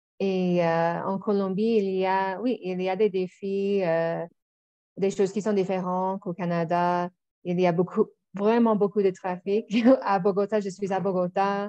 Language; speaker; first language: French; non-native, local second language; English